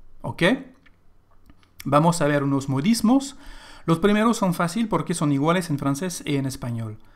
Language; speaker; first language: Spanish; non-native, fluent; French